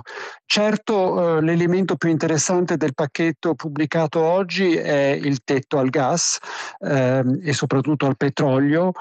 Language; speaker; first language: Italian; native; Italian